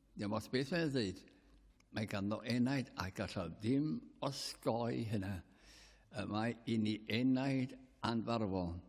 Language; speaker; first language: Welsh; native; Welsh